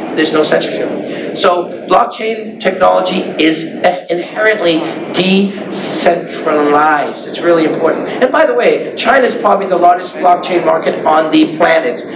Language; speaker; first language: English; native; English